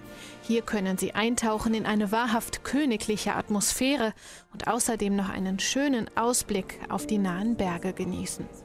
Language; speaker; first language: German; native; German